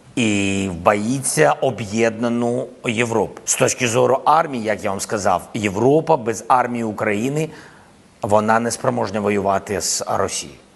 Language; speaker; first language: Ukrainian; non-native, local second language; Russian